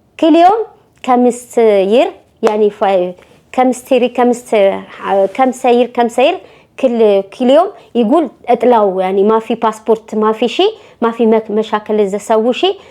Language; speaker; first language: Arabic; non-native, learner; Amharic